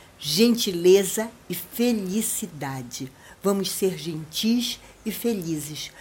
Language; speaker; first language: Portuguese; native; Portuguese